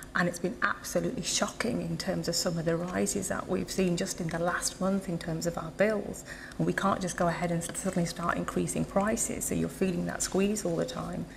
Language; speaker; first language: English; native; English